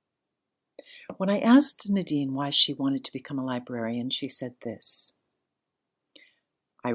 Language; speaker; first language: English; native; English